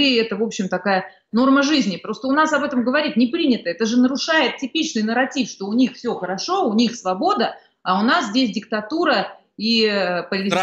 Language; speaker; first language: Russian; native; Russian